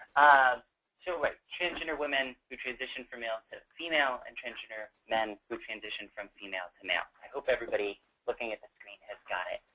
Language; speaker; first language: English; native; English